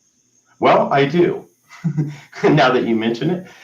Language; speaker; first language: English; native; English